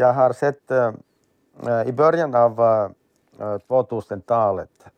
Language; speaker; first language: Swedish; non-native, learner; Finnish